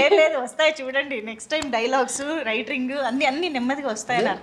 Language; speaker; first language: Telugu; native; Telugu